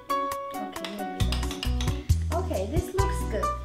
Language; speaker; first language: English; non-native, fluent; Armenian